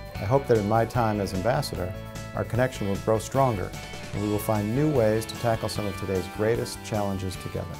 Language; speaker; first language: English; native; English